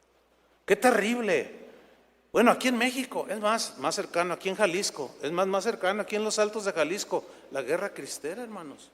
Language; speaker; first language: Spanish; native; Spanish